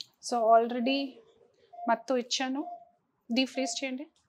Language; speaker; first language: Telugu; non-native, fluent; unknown